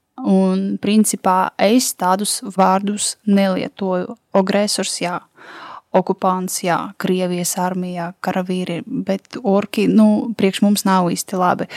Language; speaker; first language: Latvian; non-native, local second language; Russian